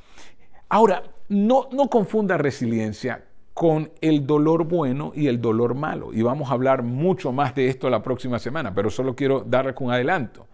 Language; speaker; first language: Spanish; native; Spanish